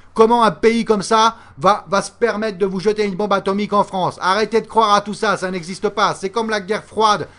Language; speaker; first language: French; native; French